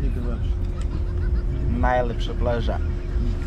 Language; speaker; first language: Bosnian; early bilingual, heritage; Serbian